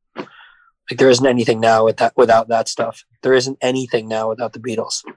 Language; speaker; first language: English; native; English